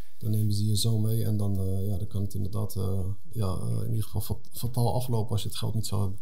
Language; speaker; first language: Dutch; early bilingual, other home language; Arabic